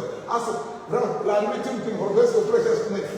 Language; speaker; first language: Romanian; non-native, learner; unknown